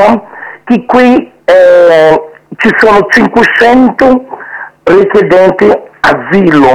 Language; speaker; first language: Italian; non-native, fluent; Portuguese